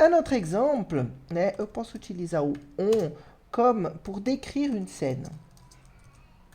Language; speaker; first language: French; non-native, fluent; Portuguese